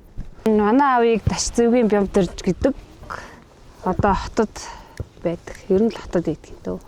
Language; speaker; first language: Mongolian; native; Mongolian